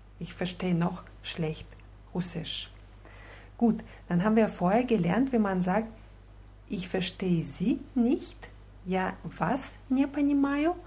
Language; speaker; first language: German; non-native, fluent; Russian